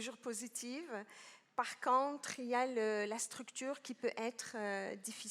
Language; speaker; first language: French; non-native, local second language; Arabic